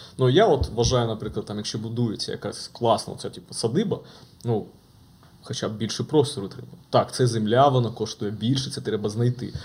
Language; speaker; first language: Ukrainian; native; Ukrainian